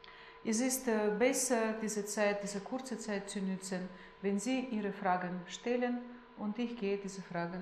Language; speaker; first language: German; non-native, fluent; Russian